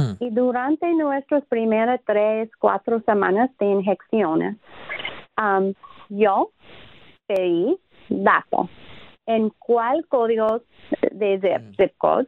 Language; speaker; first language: Spanish; non-native, fluent; English